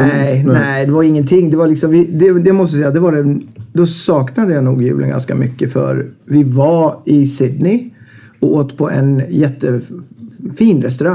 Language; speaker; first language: Swedish; native; Swedish